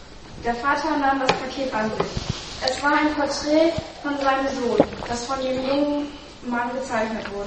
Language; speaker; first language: German; native; German